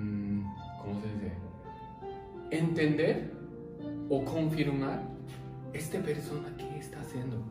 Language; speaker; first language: Spanish; non-native, learner; Japanese